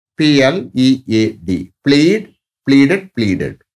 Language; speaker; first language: English; non-native, local second language; Tamil